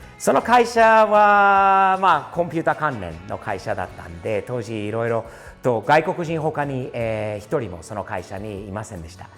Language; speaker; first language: Japanese; non-native, fluent; English